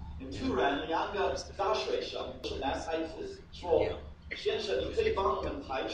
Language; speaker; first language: Chinese; non-native, fluent; English